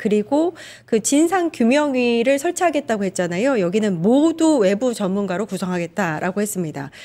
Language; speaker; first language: Korean; native; Korean